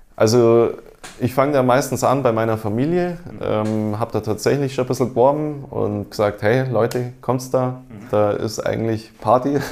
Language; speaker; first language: German; native; German